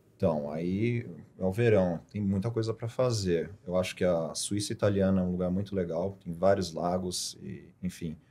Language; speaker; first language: Portuguese; early bilingual, other home language; German